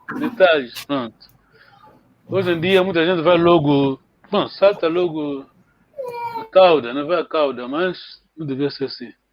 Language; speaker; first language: Portuguese; non-native, local second language; Kongo